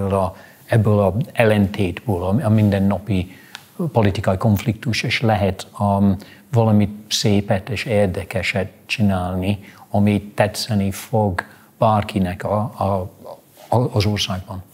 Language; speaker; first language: Hungarian; non-native, fluent; English